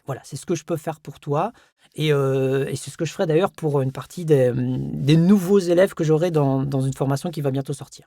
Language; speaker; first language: French; native; French